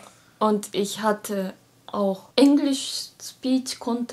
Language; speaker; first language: German; non-native, learner; Japanese